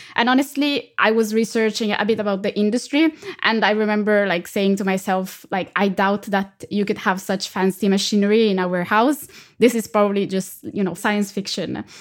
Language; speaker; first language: English; non-native, fluent; Italian